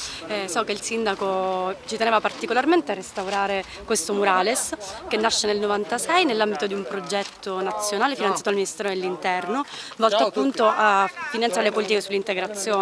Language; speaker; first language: Italian; native; Italian